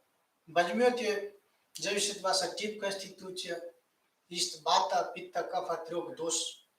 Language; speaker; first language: Russian; non-native, fluent; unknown